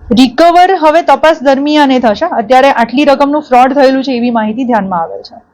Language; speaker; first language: Gujarati; native; Gujarati